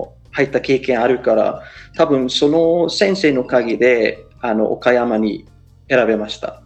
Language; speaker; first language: Japanese; non-native, fluent; English